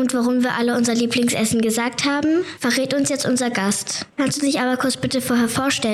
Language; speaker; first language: German; native; German